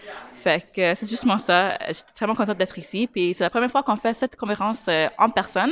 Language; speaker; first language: French; native; French